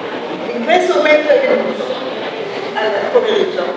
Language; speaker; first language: Italian; non-native, fluent; German